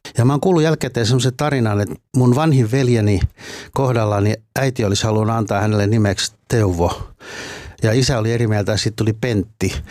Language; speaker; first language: Finnish; native; Finnish